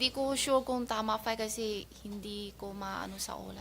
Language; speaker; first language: Filipino; non-native, learner; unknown